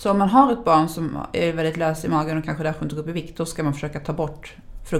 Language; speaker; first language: Swedish; native; Swedish